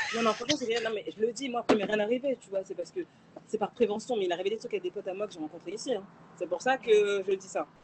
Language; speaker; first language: French; native; French